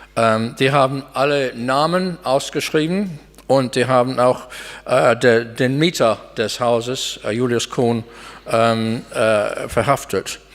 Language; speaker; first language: German; non-native, fluent; English